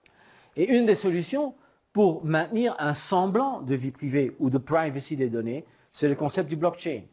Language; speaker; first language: French; native; French